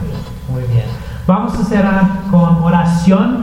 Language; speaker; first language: Spanish; non-native, learner; English